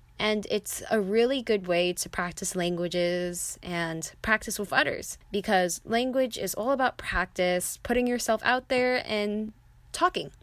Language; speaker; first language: English; native; English